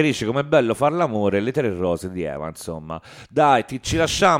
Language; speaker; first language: Italian; native; Italian